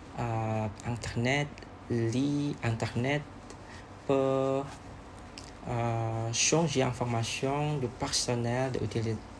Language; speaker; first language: French; non-native, learner; Indonesian